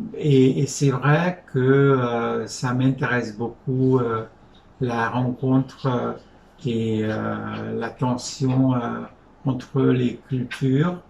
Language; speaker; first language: French; non-native, fluent; Hungarian